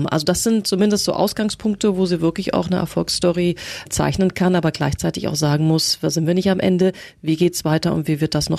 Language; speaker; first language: German; native; German